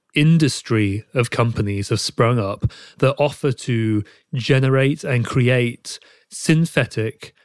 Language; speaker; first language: English; native; English